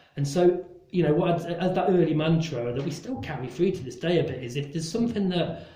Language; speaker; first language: English; native; English